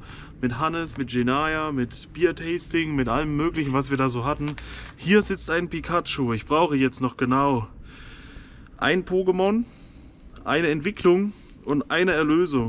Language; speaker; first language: German; native; German